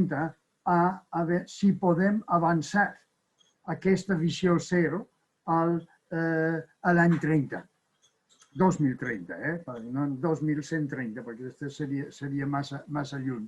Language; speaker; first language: Catalan; non-native, fluent; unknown